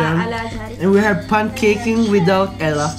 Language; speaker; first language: English; non-native, learner; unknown